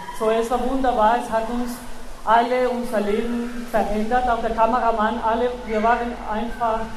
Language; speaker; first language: German; non-native, fluent; Spanish